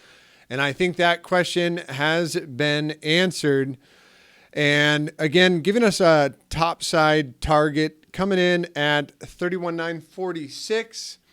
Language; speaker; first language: English; native; English